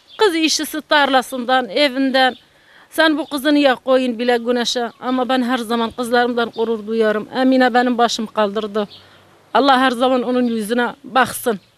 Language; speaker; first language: Turkish; non-native, learner; Arabic